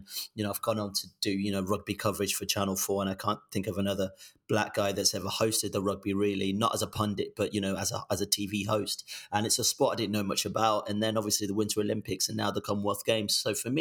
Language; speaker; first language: English; non-native, local second language; Yoruba